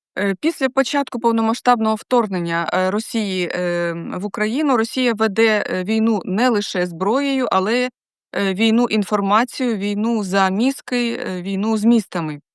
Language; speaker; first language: Ukrainian; native; Ukrainian